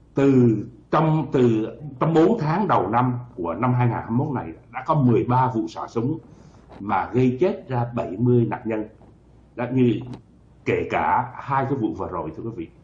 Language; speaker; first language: Vietnamese; native; Vietnamese